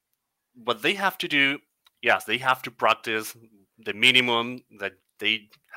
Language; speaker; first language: English; non-native, fluent; Spanish